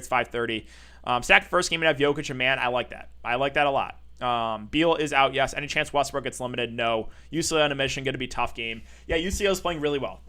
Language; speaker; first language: English; native; English